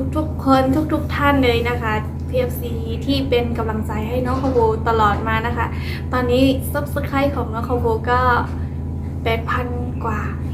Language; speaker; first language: Thai; non-native, local second language; Khün